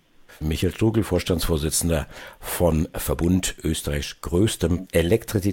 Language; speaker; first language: German; native; German